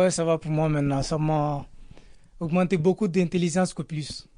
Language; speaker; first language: French; non-native, learner; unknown